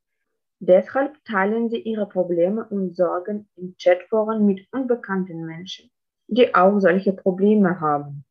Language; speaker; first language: German; non-native, fluent; Russian